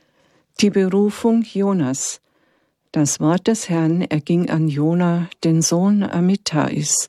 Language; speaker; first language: German; native; German